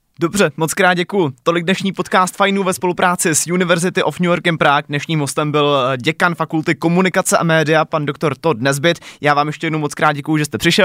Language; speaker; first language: Czech; native; Czech